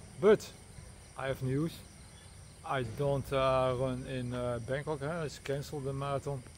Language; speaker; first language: English; non-native, learner; Dutch